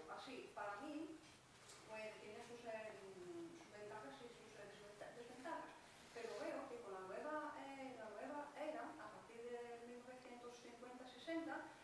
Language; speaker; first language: Spanish; non-native, fluent; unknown